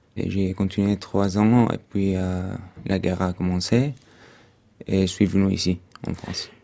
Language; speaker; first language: French; non-native, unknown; Arabic